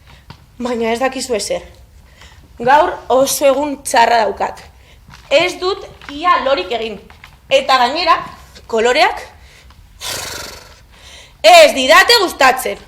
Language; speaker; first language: Basque; non-native, local second language; Spanish